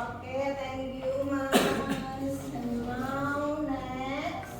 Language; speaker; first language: English; non-native, fluent; Indonesian